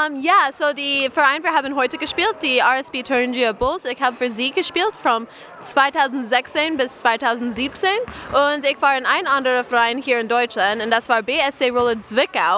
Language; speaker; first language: German; non-native, learner; English